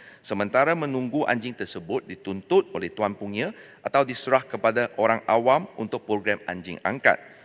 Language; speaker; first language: Malay; non-native, local second language; Chinese